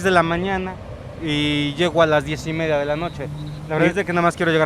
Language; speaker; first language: Spanish; native; Spanish